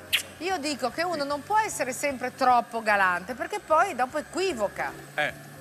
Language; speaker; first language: Italian; native; Italian